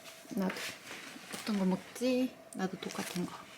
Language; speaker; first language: Korean; native; Korean